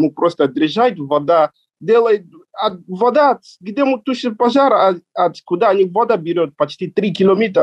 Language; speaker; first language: Russian; non-native, learner; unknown